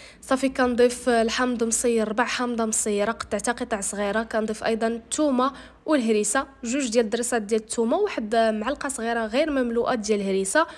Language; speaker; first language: Arabic; native; Arabic